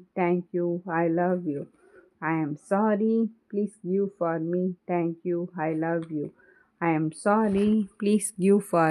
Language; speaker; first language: English; non-native, learner; Tamil